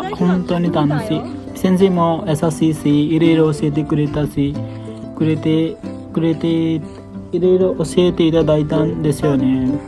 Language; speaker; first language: Japanese; non-native, learner; Nepali